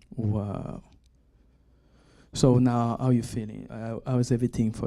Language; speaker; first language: English; non-native, learner; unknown